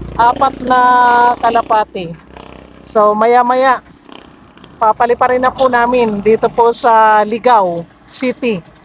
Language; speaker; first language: Filipino; non-native, local second language; Bikol